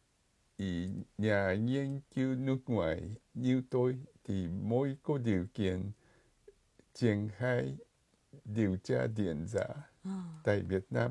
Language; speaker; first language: Vietnamese; non-native, fluent; Japanese